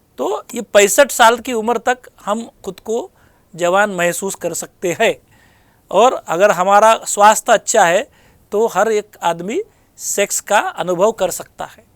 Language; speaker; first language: Hindi; non-native, local second language; Marathi